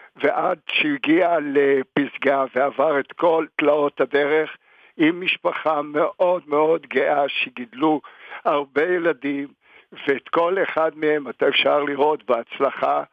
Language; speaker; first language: Hebrew; native; Hebrew